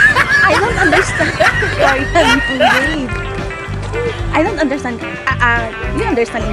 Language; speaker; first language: English; non-native, local second language; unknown